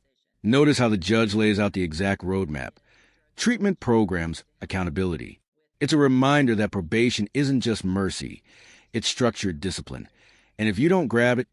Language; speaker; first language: English; native; English